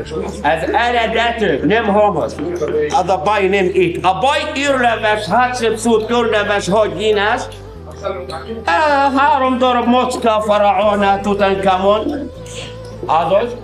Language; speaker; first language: Hungarian; non-native, learner; Arabic